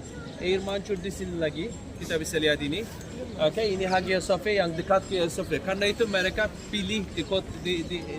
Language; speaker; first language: Indonesian; non-native, fluent; Turkish